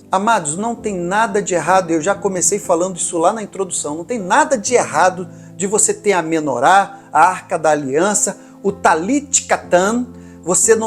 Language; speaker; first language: Portuguese; native; Portuguese